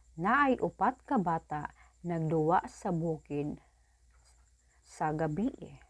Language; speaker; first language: Cebuano; native; Cebuano